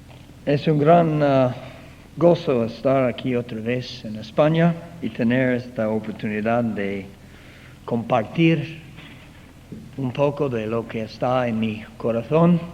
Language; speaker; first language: Spanish; non-native, fluent; English